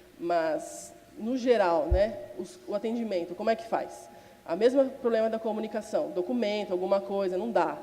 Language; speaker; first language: Portuguese; non-native, local second language; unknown